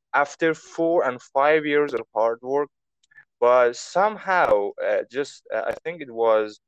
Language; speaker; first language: English; non-native, fluent; Persian